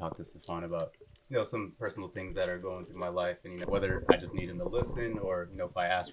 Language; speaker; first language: English; native; English